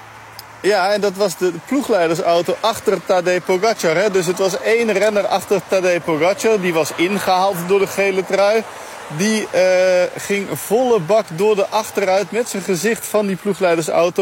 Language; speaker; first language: Dutch; native; Dutch